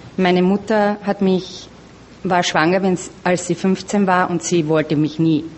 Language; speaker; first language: German; native; German